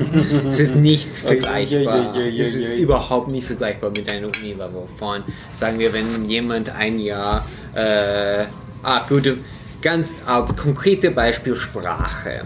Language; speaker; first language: German; non-native, fluent; English